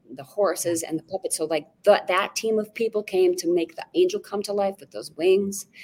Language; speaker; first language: English; native; English